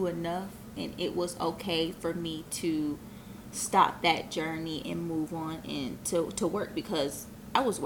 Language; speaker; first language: English; native; English